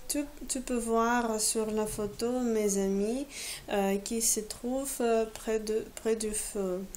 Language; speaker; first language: French; non-native, learner; Russian